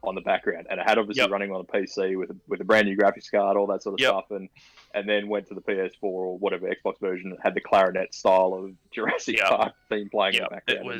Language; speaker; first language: English; native; English